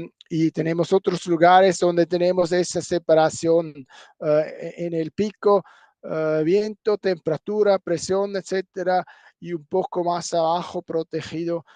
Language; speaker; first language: Spanish; non-native, fluent; German